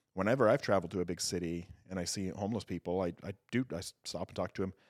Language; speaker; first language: English; native; English